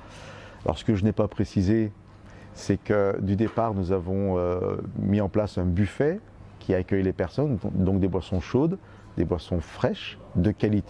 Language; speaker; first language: French; native; French